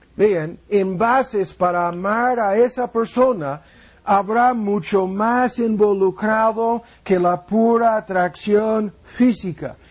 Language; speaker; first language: Spanish; non-native, fluent; English